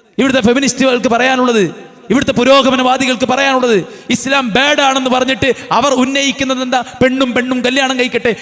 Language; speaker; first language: Malayalam; native; Malayalam